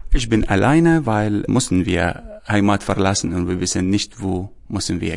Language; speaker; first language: German; non-native, learner; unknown